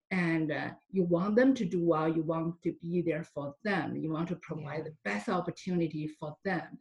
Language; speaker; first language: English; non-native, fluent; Chinese